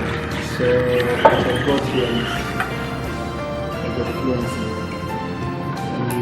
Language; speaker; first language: English; non-native, local second language; Swahili